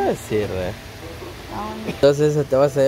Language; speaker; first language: Spanish; native; Spanish